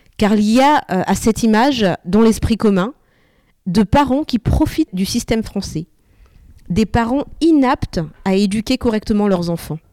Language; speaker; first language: French; early bilingual, other home language; Malagasy